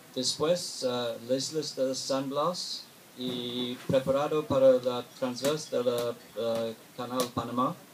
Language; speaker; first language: Spanish; non-native, learner; English